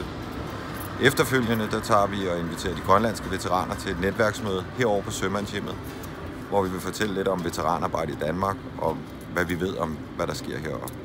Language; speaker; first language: Danish; native; Danish